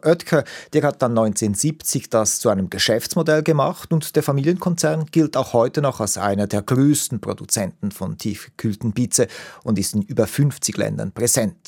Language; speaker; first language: German; native; German